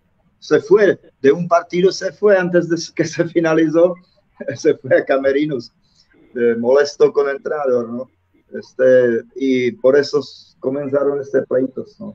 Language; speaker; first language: Spanish; non-native, fluent; Czech